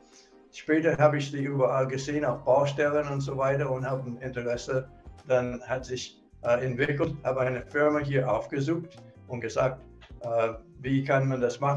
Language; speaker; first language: German; non-native, fluent; English